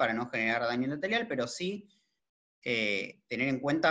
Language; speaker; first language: Spanish; native; Spanish